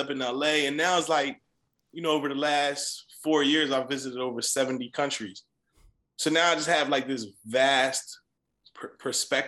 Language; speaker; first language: English; native; English